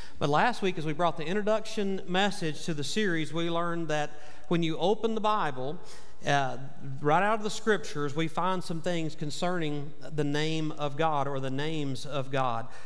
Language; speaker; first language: English; native; English